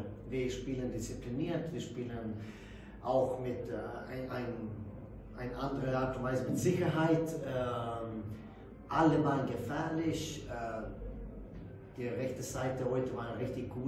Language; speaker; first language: German; non-native, fluent; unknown